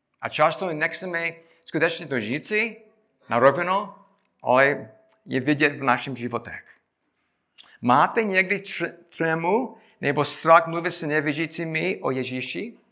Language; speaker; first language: Czech; non-native, fluent; English